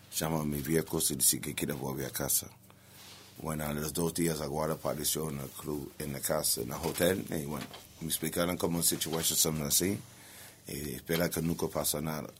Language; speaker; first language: Spanish; non-native, learner; English